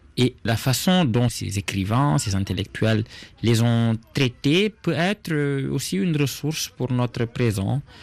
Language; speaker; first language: French; non-native, local second language; Serer